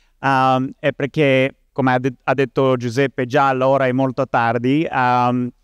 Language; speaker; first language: Italian; non-native, learner; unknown